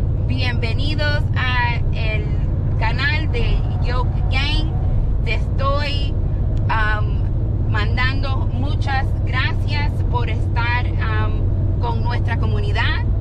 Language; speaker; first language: Spanish; early bilingual, heritage; Spanish